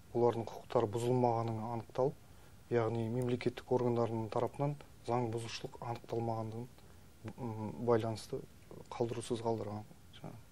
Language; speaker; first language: Kazakh; native; Kazakh